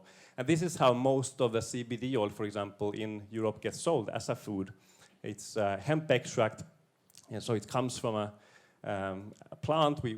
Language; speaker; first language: English; non-native, fluent; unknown